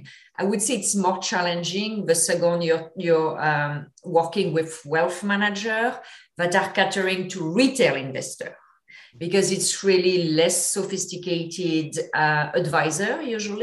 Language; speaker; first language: English; non-native, fluent; French